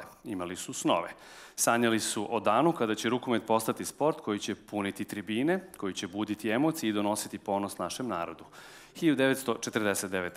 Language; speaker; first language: Serbian; native; Serbian